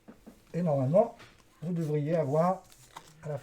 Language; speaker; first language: French; native; French